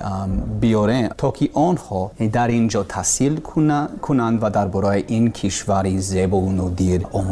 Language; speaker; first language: Persian; non-native, learner; English